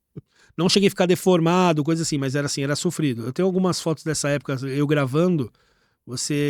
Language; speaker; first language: Portuguese; native; Portuguese